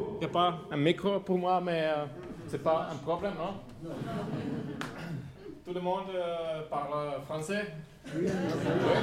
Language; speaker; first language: French; non-native, learner; Finnish